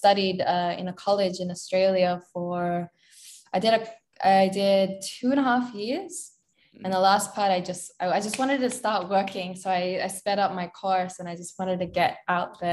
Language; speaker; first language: English; native; English